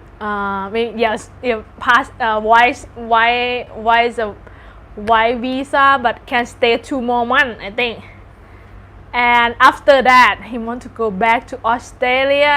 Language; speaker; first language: English; non-native, learner; Thai